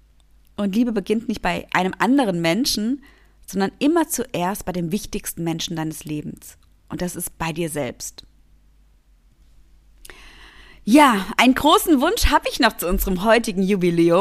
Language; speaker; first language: German; native; German